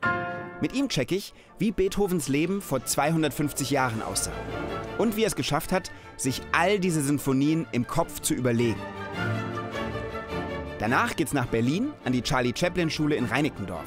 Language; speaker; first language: German; native; German